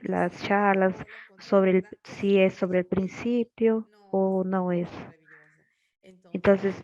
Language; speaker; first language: Spanish; non-native, learner; Portuguese